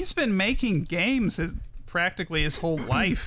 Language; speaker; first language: English; native; English